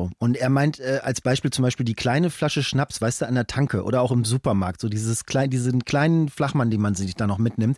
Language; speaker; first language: German; native; German